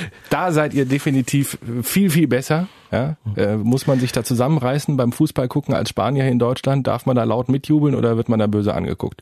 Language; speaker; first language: German; native; German